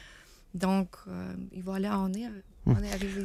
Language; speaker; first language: French; non-native, learner; Ukrainian